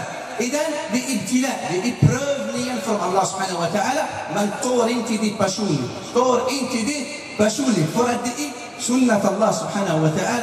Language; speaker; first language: Swedish; non-native, fluent; Arabic